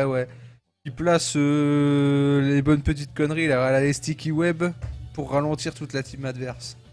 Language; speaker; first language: French; native; French